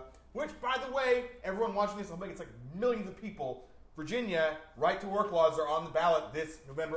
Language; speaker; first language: English; native; English